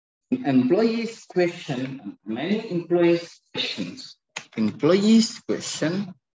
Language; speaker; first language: English; non-native, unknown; Indonesian